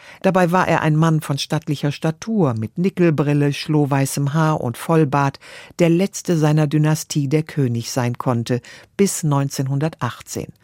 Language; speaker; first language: German; native; German